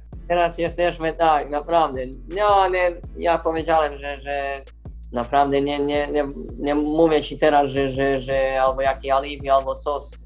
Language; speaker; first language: Polish; non-native, learner; Serbian